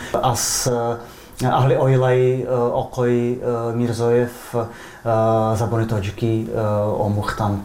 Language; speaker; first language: Persian; non-native, fluent; Czech